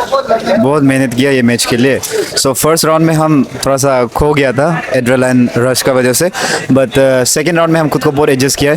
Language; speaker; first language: Hindi; non-native, local second language; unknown